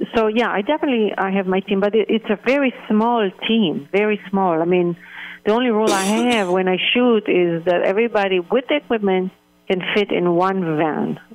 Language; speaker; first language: English; early bilingual, other home language; Hebrew